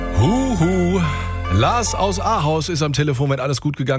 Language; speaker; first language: German; native; German